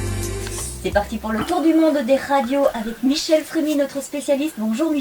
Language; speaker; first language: French; native; French